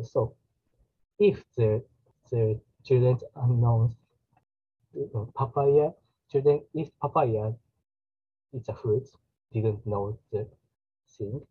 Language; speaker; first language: English; non-native, learner; Japanese